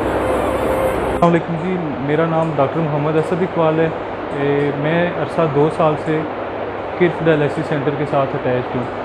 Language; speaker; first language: Hindi; non-native, local second language; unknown